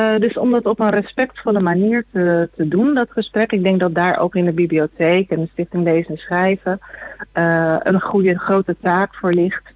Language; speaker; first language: Dutch; native; Dutch